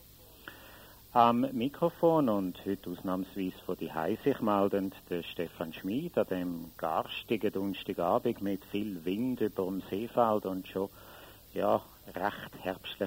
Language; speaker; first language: German; native; German